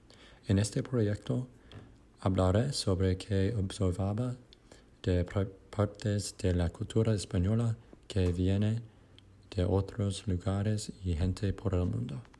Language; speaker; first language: Spanish; non-native, learner; English